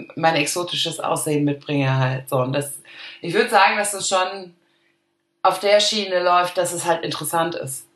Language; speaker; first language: German; early bilingual, other home language; Arabic